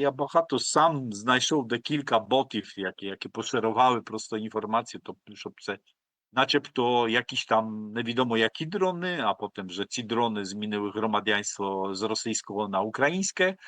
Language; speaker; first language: Polish; non-native, learner; Ukrainian